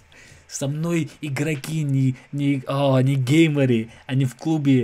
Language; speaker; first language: Russian; non-native, fluent; English